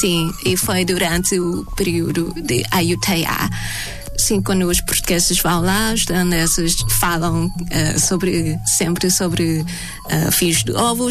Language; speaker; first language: Portuguese; non-native, fluent; Thai